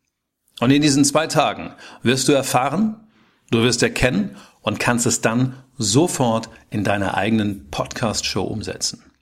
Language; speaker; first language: German; native; German